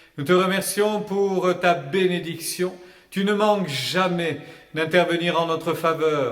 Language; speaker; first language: French; native; French